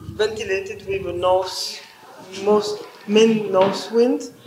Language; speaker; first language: English; non-native, learner; French